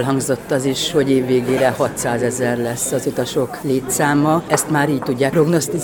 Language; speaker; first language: Hungarian; native; Hungarian